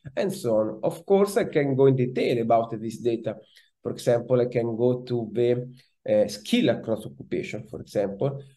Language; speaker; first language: English; non-native, fluent; Italian